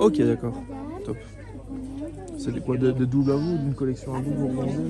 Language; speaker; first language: French; native; French